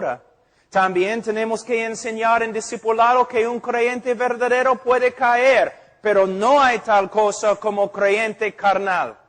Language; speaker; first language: Spanish; non-native, fluent; English